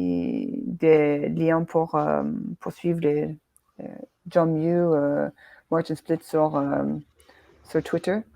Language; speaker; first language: French; non-native, fluent; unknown